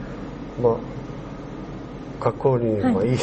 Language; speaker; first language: Japanese; non-native, learner; Korean